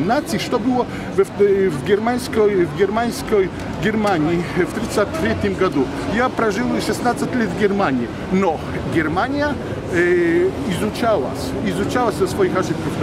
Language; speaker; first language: Russian; non-native, learner; Polish